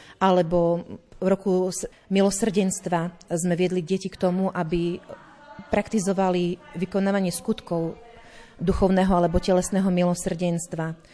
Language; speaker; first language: Slovak; native; Slovak